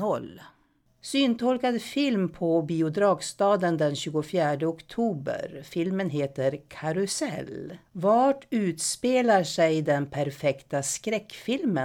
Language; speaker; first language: Swedish; native; Swedish